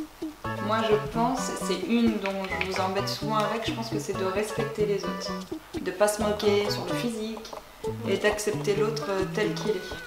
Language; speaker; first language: French; native; French